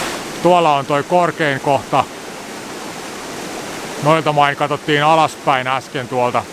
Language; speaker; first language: Finnish; native; Finnish